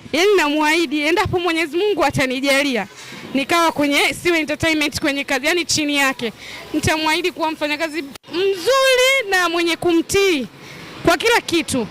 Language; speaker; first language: Swahili; native; Swahili